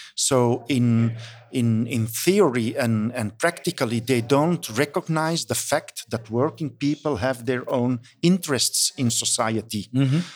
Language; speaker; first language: English; non-native, fluent; Dutch